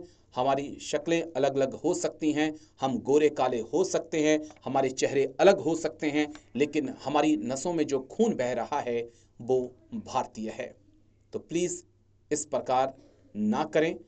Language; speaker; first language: Hindi; native; Hindi